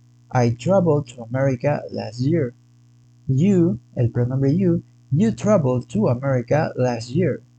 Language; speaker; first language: English; non-native, fluent; Spanish